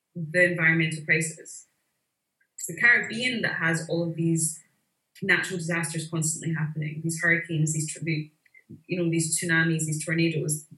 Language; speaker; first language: English; native; English